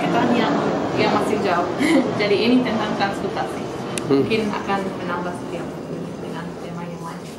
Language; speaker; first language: Indonesian; non-native, fluent; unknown